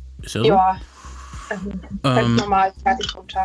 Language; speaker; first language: German; native; German